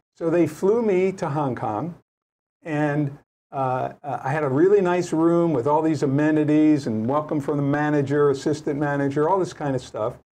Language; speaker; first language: English; native; English